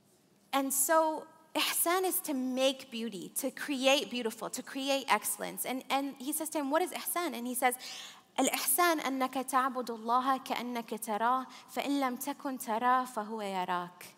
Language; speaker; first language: English; early bilingual, other home language; Arabic